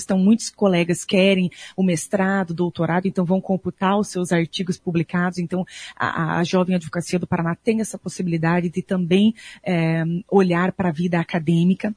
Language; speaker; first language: Portuguese; native; Portuguese